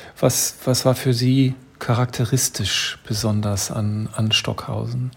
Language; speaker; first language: German; native; German